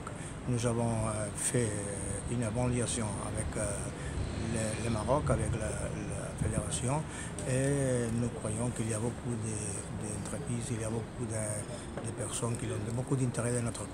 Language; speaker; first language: French; non-native, fluent; Spanish